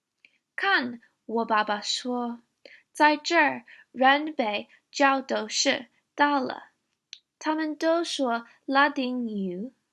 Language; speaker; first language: Chinese; non-native, learner; English